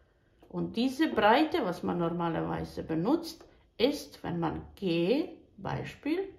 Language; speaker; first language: German; non-native, fluent; Bosnian